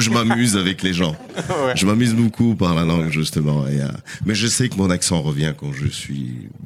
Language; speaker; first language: French; non-native, fluent; Portuguese